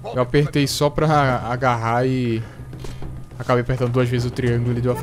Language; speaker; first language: Portuguese; native; Portuguese